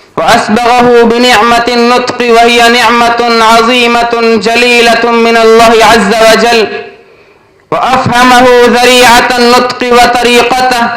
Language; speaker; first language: Arabic; non-native, learner; Urdu